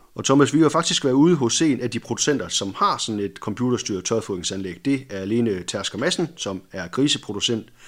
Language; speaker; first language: Danish; native; Danish